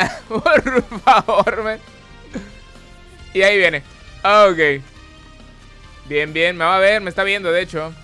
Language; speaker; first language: Spanish; native; Spanish